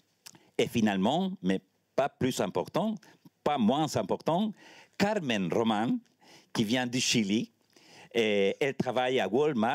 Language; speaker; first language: French; non-native, learner; Spanish